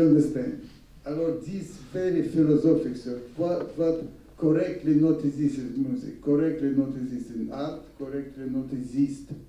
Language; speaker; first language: English; non-native, learner; Russian